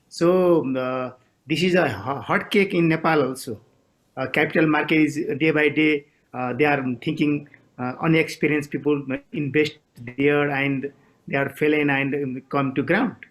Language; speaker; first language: English; non-native, local second language; Nepali